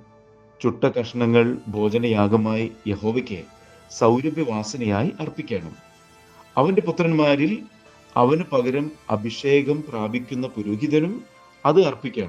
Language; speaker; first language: Malayalam; native; Malayalam